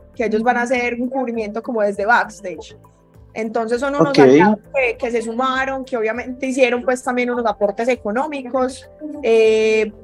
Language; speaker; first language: Spanish; native; Spanish